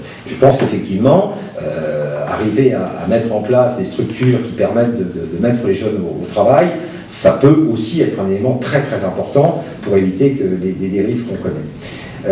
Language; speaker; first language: French; native; French